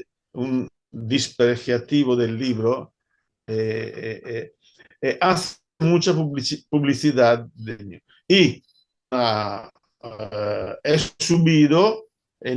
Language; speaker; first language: Spanish; non-native, fluent; Italian